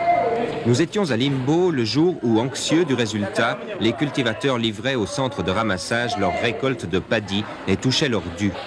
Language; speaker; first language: French; native; French